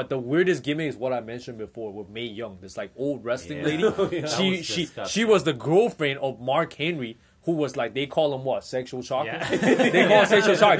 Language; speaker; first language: English; non-native, fluent; Indonesian